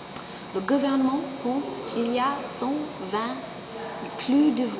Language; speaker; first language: French; non-native, learner; English